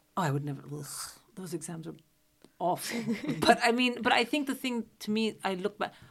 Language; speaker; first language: English; non-native, local second language; Hindi